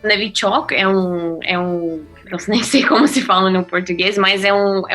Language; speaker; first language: Portuguese; non-native, fluent; Russian